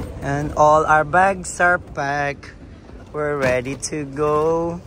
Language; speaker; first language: English; non-native, learner; Filipino